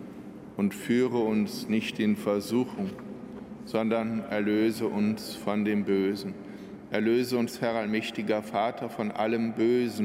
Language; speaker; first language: German; native; German